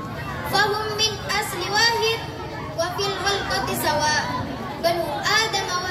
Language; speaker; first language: Arabic; non-native, learner; Indonesian